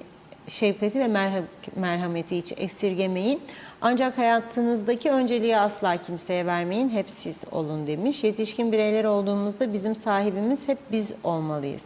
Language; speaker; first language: Turkish; native; Turkish